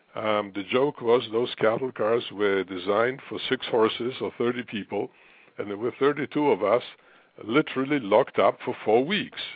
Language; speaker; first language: English; non-native, fluent; Russian